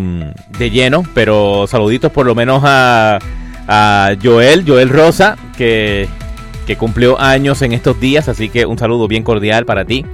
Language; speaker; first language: Spanish; native; Spanish